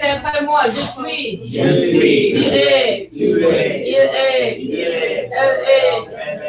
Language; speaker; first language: French; non-native, fluent; English